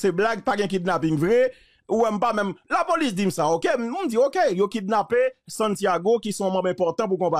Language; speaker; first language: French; non-native, local second language; Haitian Creole